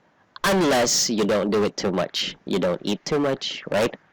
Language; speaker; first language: English; non-native, fluent; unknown